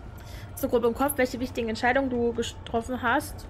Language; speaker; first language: German; native; German